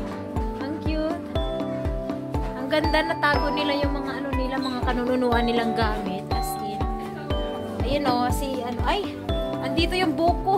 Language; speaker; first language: Filipino; native; Filipino